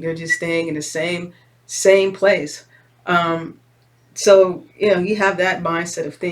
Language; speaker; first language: English; native; English